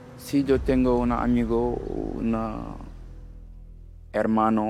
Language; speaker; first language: Spanish; non-native, learner; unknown